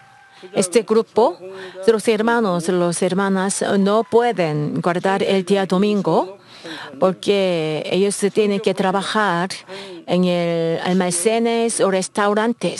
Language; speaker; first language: Spanish; non-native, learner; Korean